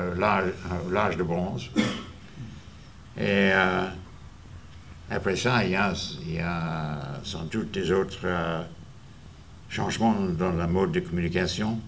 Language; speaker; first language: French; non-native, fluent; English